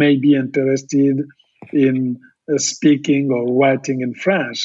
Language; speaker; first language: English; non-native, fluent; French